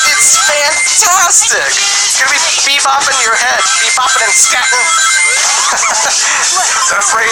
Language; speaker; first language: English; native; English